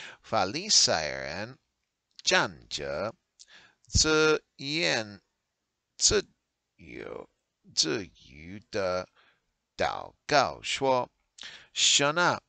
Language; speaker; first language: Chinese; non-native, learner; English